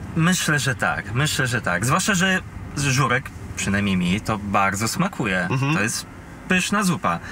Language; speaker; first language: Polish; non-native, fluent; Italian